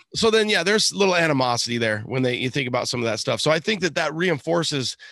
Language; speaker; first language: English; native; English